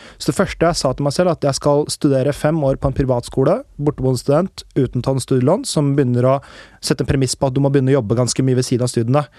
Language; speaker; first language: Norwegian; early bilingual, other home language; Urdu